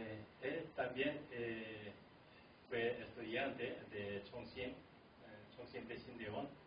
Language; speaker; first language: Spanish; non-native, fluent; Korean